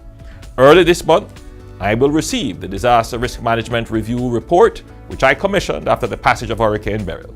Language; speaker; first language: English; native; English